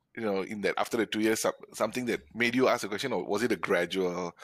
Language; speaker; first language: English; non-native, local second language; Tamil